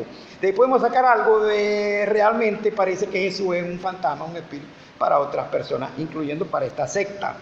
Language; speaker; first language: Spanish; native; Spanish